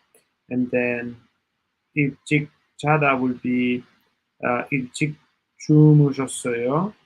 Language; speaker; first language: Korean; non-native, learner; Italian